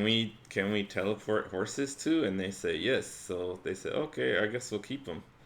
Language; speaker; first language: English; native; English